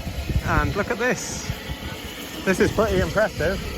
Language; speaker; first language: English; native; English